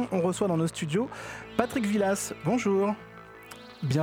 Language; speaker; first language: French; native; French